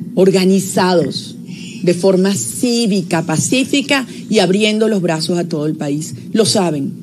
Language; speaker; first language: Spanish; native; Spanish